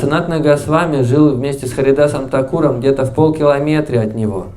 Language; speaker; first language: Russian; native; Russian